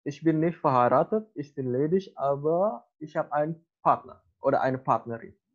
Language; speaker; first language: German; non-native, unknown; Indonesian